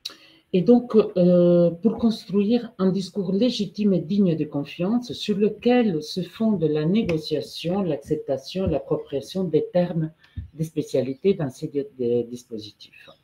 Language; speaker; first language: French; non-native, fluent; Italian